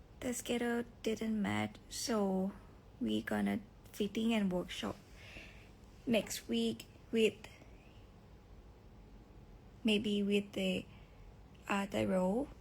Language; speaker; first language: English; non-native, learner; Thai